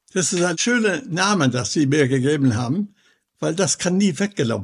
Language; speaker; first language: German; non-native, fluent; English